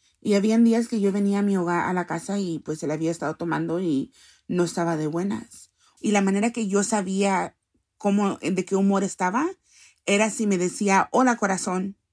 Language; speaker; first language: Spanish; early bilingual, heritage; Spanish